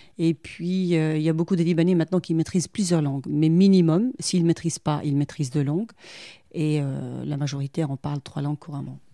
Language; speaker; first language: French; non-native, local second language; Arabic